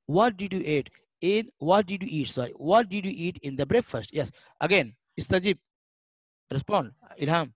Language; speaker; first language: English; non-native, fluent; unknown